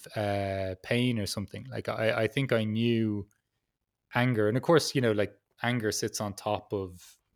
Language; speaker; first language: English; native; English